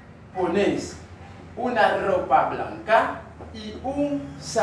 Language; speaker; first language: Spanish; non-native, learner; Haitian Creole